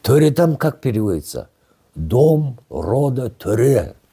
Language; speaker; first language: Russian; non-native, local second language; Kazakh